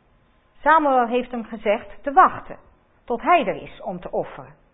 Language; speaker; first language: Dutch; native; Dutch